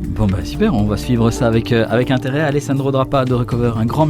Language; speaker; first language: French; native; French